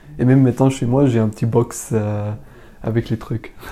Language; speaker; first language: French; non-native, learner; Arabic